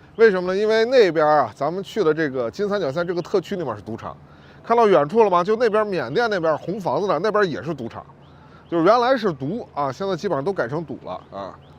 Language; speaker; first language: Chinese; native; Chinese